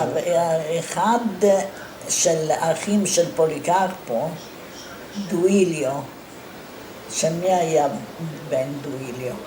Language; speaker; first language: Hebrew; non-native, fluent; Italian